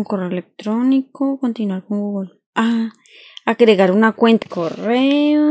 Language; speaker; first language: Spanish; native; Spanish